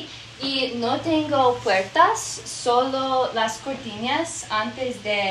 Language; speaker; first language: Spanish; non-native, learner; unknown